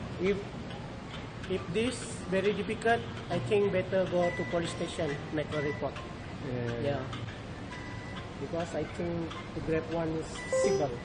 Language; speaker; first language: English; non-native, learner; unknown